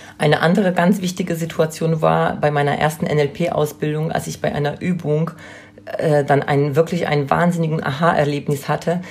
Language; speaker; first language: German; non-native, fluent; Polish